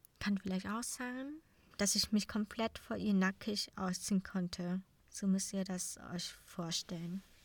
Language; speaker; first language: German; non-native, fluent; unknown